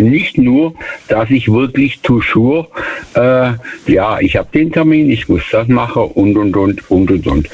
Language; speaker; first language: German; native; German